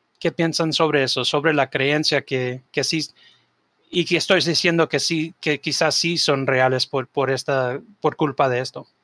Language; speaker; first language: Spanish; early bilingual, heritage; Spanish